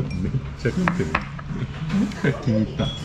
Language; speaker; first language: Japanese; native; Japanese